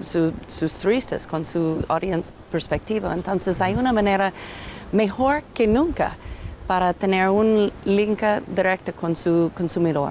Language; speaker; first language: Spanish; non-native, learner; English